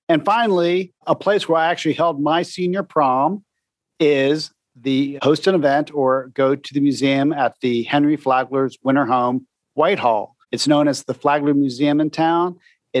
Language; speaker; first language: English; native; English